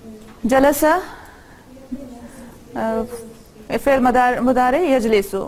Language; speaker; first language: Arabic; non-native, fluent; Urdu